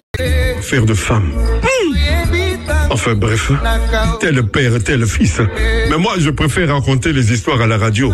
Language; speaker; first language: French; non-native, local second language; Akan